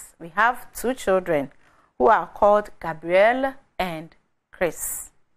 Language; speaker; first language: English; non-native, local second language; Akan